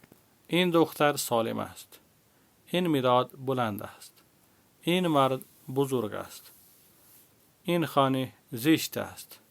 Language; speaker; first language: Persian; non-native, fluent; Urdu